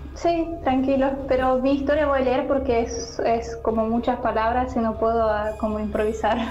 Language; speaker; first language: Spanish; non-native, learner; Russian